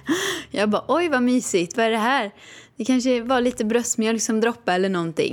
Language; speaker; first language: Swedish; native; Swedish